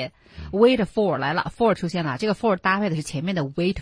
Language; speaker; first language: Chinese; native; Chinese